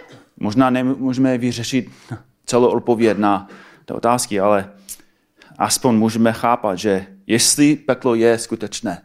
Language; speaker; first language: Czech; non-native, fluent; English